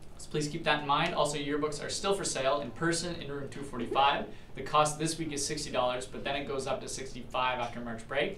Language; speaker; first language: English; native; English